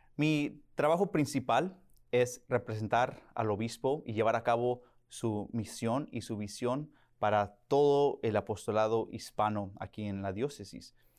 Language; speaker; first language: Spanish; early bilingual, heritage; Spanish